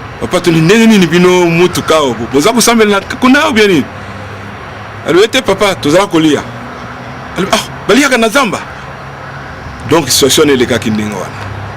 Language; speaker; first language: Lingala; non-native, local second language; Luba-Lulua